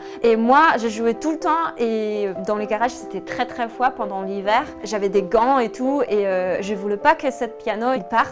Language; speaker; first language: French; non-native, fluent; Danish